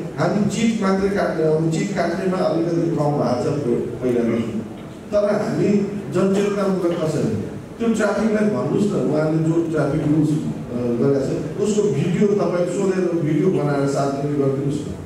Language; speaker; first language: Nepali; non-native, local second language; Maithili